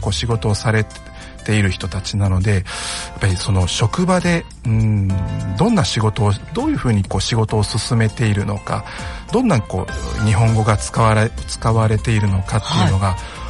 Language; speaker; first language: Japanese; native; Japanese